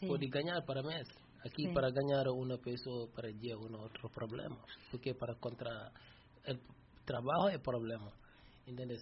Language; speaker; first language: Spanish; non-native, learner; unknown